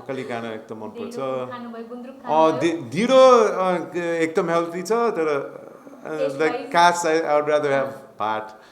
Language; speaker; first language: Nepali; non-native, learner; English